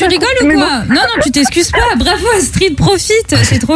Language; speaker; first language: French; native; French